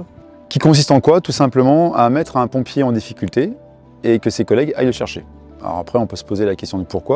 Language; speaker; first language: French; native; French